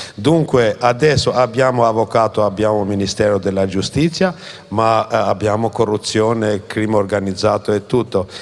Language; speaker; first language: Italian; non-native, fluent; Albanian